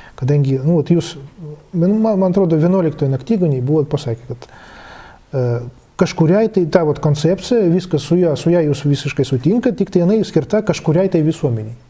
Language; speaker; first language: Lithuanian; non-native, local second language; Russian